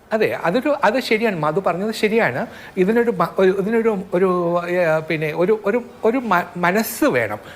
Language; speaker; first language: Malayalam; native; Malayalam